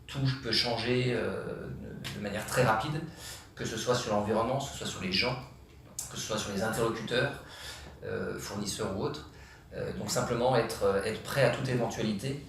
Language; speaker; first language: French; native; French